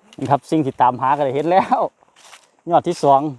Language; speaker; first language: Thai; non-native, local second language; Northeastern Thai